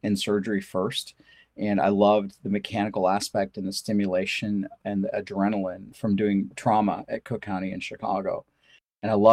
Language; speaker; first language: English; early bilingual, other home language; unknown